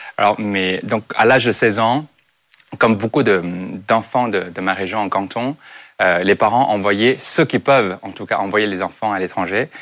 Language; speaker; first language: French; non-native, fluent; Chinese